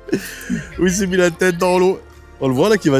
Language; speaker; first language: French; native; French